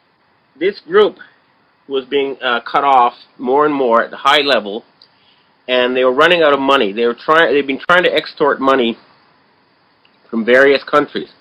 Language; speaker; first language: English; native; English